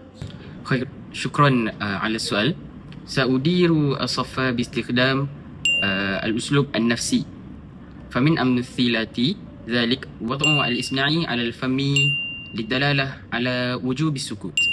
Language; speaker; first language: Arabic; non-native, learner; Malay